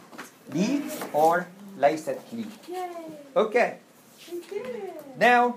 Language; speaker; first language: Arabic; non-native, fluent; English